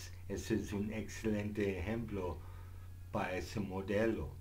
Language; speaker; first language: Spanish; non-native, fluent; English